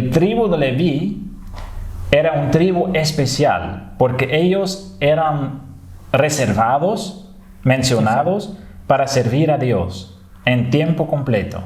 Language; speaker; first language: Spanish; non-native, fluent; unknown